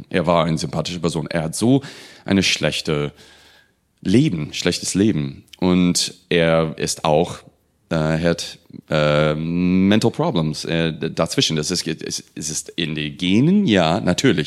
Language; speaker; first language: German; non-native, fluent; English